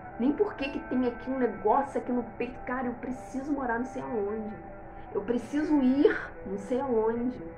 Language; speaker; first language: Portuguese; native; Portuguese